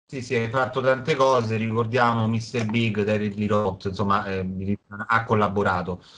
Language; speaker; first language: Italian; native; Italian